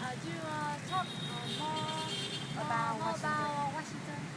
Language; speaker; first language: English; non-native, learner; Vietnamese